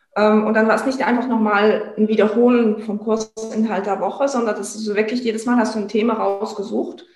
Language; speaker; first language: German; non-native, fluent; French